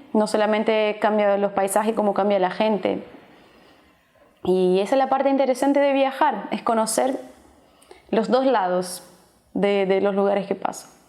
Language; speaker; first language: Spanish; non-native, fluent; Portuguese